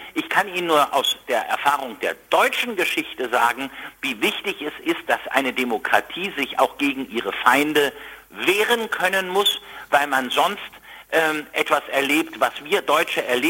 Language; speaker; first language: German; native; German